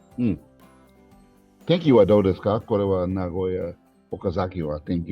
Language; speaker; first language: Japanese; non-native, learner; English